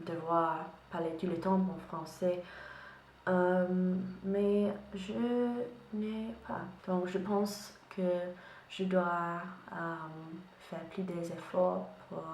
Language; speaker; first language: French; non-native, learner; English